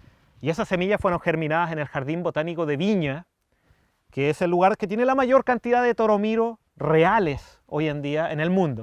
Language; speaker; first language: Spanish; native; Spanish